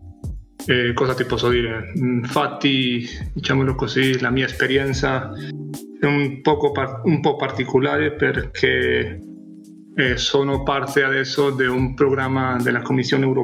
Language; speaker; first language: Italian; non-native, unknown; Spanish